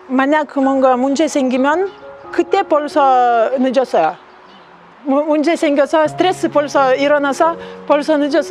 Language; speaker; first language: Korean; non-native, learner; Lithuanian